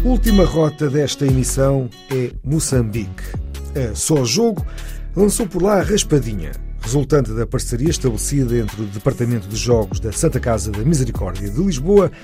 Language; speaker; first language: Portuguese; native; Portuguese